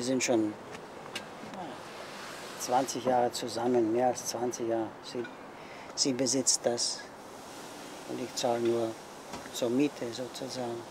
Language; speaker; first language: German; early bilingual, heritage; German